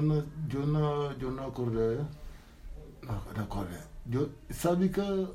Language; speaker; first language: Spanish; non-native, learner; Wolof